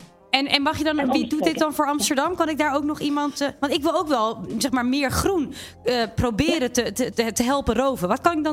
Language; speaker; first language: Dutch; native; Dutch